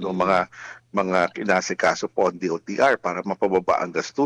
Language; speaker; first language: Filipino; native; Filipino